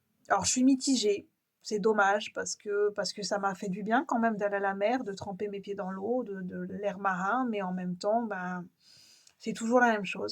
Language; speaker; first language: French; native; French